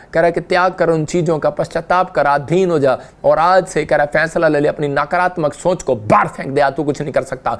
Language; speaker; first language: Hindi; native; Hindi